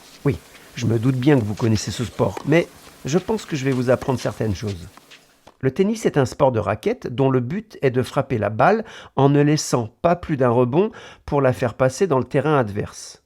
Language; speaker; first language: French; native; French